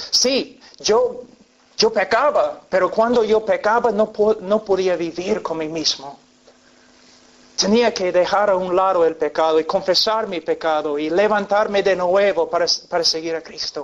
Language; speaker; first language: Spanish; non-native, fluent; English